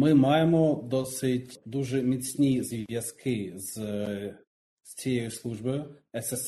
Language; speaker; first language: Ukrainian; non-native, local second language; Russian